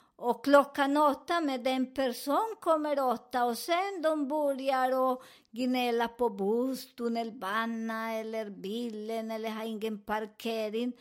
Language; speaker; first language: Swedish; non-native, fluent; Spanish